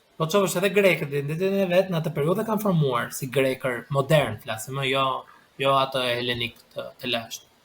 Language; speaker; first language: Albanian; native; Albanian